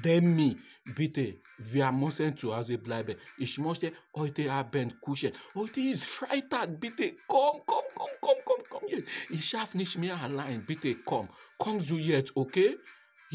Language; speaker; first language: German; non-native, learner; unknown